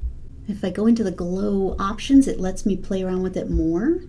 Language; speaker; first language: English; native; English